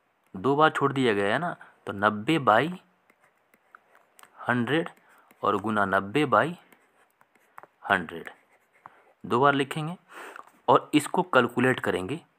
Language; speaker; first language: Hindi; native; Hindi